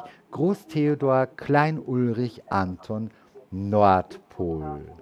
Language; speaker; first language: German; native; German